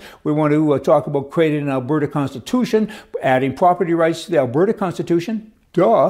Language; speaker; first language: English; native; English